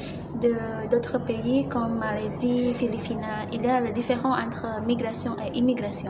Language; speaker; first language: French; non-native, learner; Indonesian